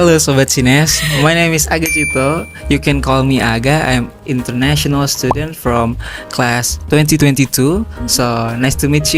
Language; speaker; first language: English; non-native, learner; Indonesian